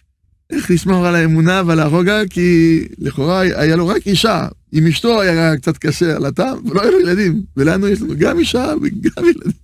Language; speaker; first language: Hebrew; non-native, fluent; French